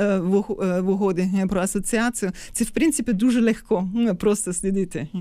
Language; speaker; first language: Ukrainian; non-native, fluent; German